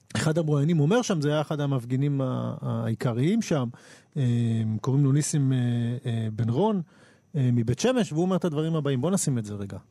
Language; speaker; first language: Hebrew; native; Hebrew